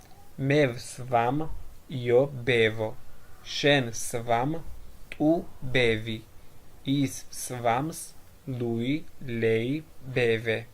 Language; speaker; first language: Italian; non-native, fluent; Georgian